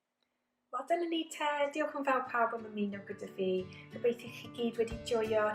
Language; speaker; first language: Welsh; non-native, local second language; English